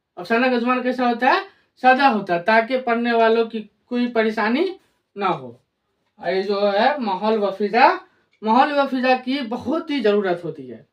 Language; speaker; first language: Hindi; native; Hindi